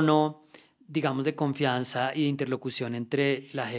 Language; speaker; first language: Spanish; native; Spanish